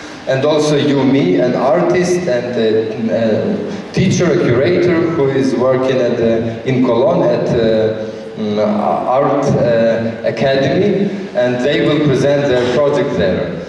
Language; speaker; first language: English; non-native, fluent; Ukrainian